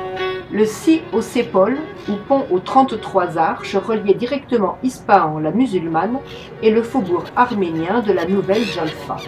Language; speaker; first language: French; native; French